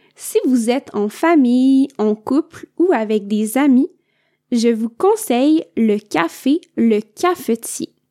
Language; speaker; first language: French; native; French